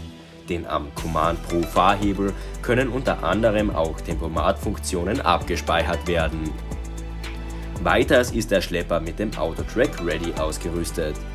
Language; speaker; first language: German; native; German